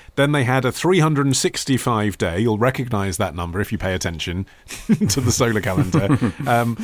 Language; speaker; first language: English; native; English